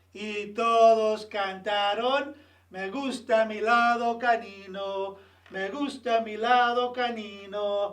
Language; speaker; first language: Spanish; early bilingual, other home language; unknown